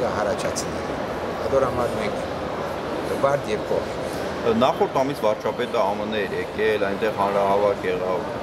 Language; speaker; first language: Armenian; native; Armenian